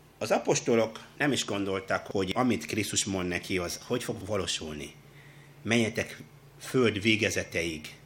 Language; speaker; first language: Hungarian; non-native, fluent; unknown